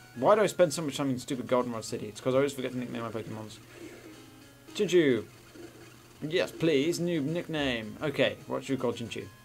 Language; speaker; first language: English; native; English